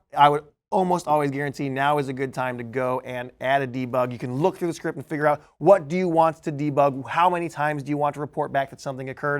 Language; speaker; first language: English; native; English